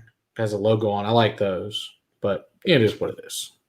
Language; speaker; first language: English; native; English